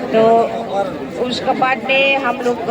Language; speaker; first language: Hindi; non-native, local second language; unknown